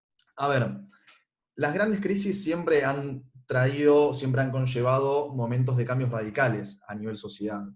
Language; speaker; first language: Spanish; native; Spanish